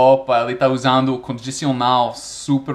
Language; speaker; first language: Portuguese; non-native, fluent; English